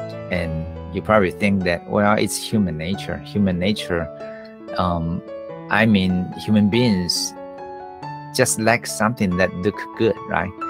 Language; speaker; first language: English; non-native, fluent; Chinese